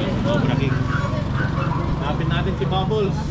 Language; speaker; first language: Filipino; native; Filipino